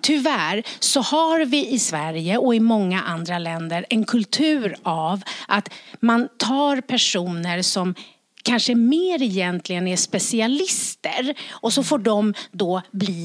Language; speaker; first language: Swedish; native; Swedish